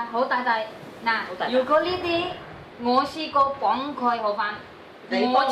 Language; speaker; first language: Cantonese; non-native, learner; Indonesian